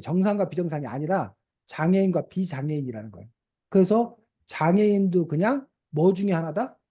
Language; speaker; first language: Korean; native; Korean